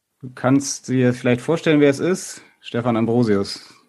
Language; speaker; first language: German; native; German